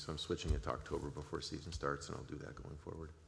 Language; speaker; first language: English; native; English